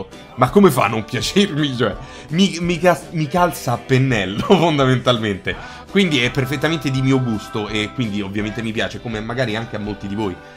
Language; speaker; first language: Italian; native; Italian